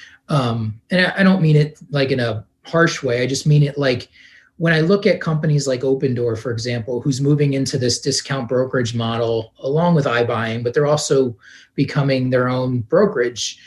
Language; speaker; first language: English; native; English